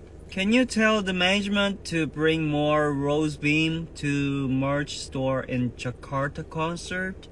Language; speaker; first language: English; non-native, learner; Korean